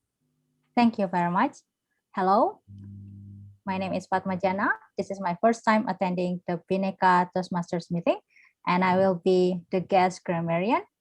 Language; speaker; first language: English; non-native, fluent; Indonesian